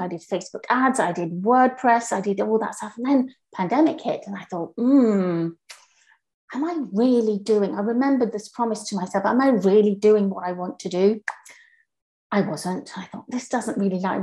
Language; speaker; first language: English; native; English